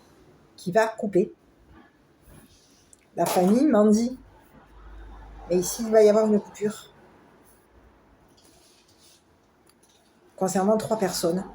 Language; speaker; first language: French; native; French